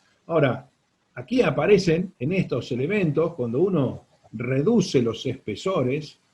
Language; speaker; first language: Spanish; native; Spanish